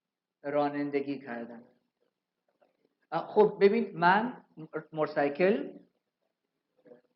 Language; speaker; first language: Persian; non-native, fluent; Urdu